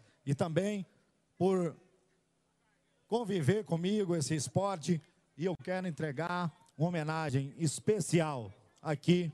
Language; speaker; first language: Portuguese; native; Portuguese